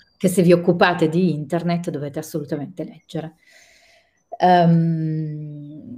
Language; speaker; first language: Italian; native; Italian